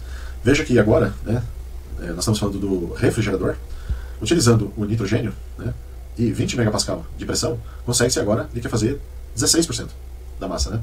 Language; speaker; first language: Portuguese; native; Portuguese